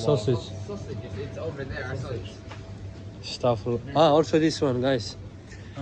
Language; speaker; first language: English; non-native, learner; Turkish